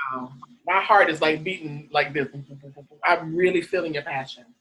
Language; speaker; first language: English; native; English